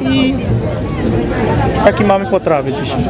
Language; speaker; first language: Polish; non-native, learner; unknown